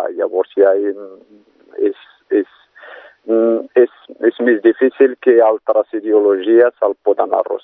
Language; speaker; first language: Catalan; non-native, fluent; Berber languages